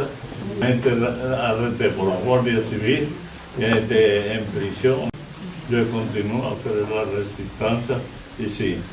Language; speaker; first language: French; non-native, fluent; Spanish